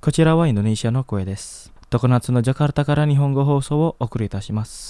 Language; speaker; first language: Japanese; non-native, fluent; Indonesian